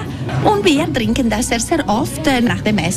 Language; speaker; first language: German; non-native, learner; Italian